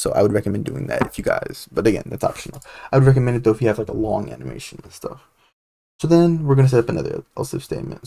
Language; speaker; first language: English; native; English